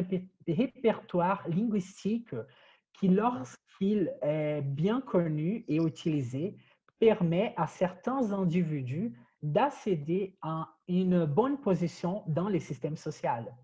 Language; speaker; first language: French; non-native, fluent; Portuguese